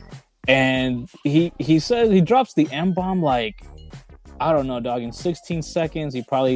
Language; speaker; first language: English; early bilingual, other home language; Spanish